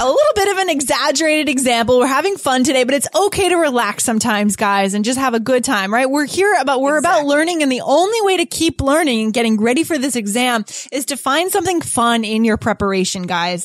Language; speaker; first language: English; native; English